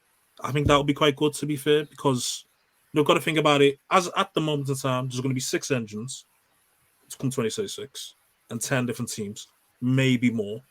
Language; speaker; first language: English; native; English